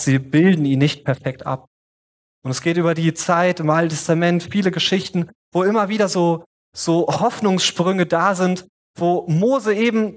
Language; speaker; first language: German; native; German